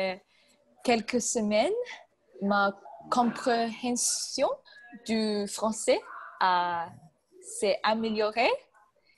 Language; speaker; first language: French; non-native, learner; English